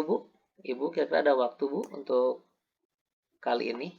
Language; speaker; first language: Indonesian; native; Indonesian